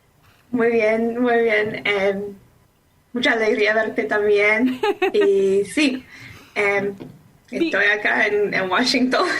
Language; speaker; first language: Spanish; non-native, fluent; English